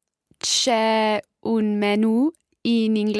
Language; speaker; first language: Italian; non-native, learner; English